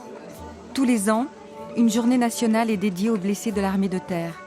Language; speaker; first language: French; native; French